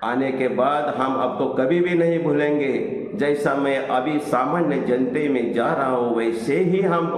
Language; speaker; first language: Hindi; non-native, local second language; Marathi